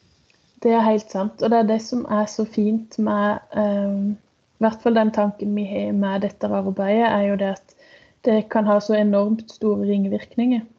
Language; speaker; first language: Norwegian; native; Norwegian